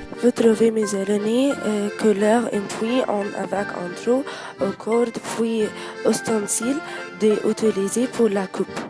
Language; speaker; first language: French; non-native, learner; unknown